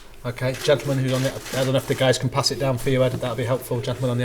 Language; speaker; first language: English; native; English